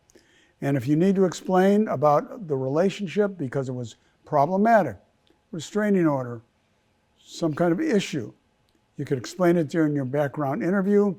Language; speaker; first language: English; native; English